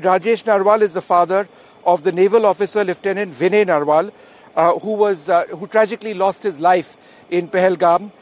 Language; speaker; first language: English; non-native, local second language; Hindi